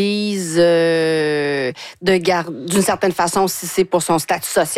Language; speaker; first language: French; native; French